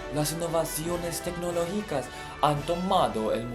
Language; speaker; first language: Spanish; non-native, learner; English